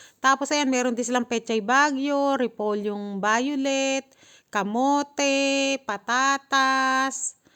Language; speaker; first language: Filipino; native; Filipino